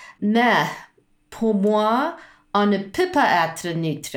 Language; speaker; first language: French; non-native, learner; English